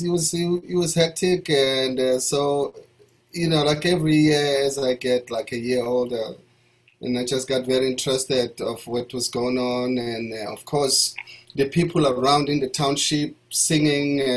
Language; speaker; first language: English; non-native, local second language; Zulu